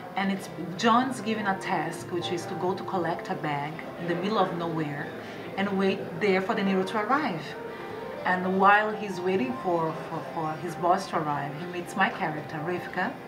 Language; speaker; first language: English; non-native, fluent; Portuguese